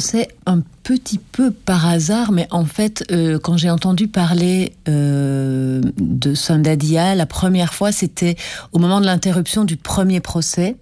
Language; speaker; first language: French; native; French